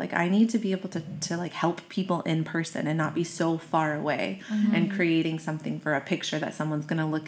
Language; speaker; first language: English; native; English